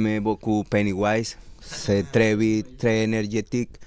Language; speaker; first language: French; non-native, learner; Spanish